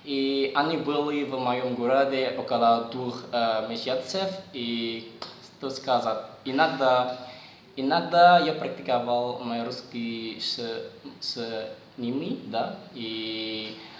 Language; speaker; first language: Russian; non-native, learner; Indonesian